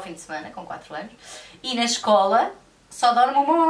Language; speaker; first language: Portuguese; native; Portuguese